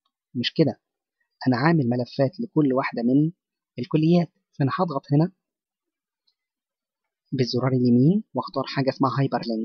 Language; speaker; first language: Arabic; native; Arabic